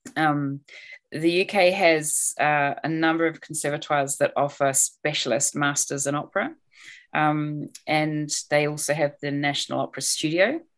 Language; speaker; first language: English; native; English